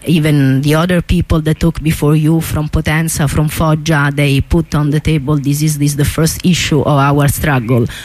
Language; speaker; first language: English; non-native, fluent; Italian